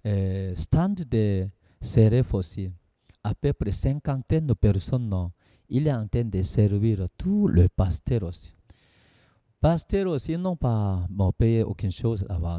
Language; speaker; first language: French; non-native, learner; Korean